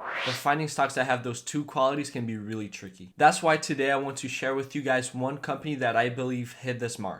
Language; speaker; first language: English; non-native, fluent; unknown